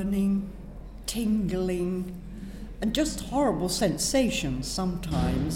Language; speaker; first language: English; native; English